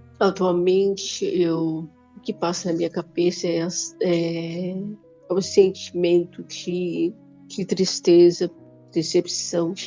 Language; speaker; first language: Portuguese; non-native, local second language; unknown